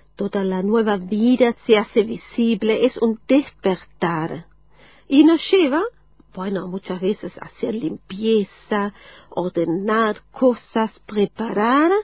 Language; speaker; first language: Spanish; non-native, fluent; German